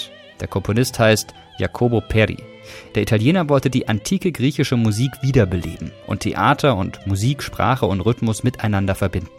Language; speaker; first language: German; native; German